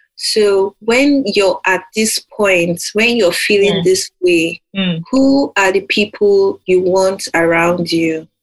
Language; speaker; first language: English; non-native, local second language; Yoruba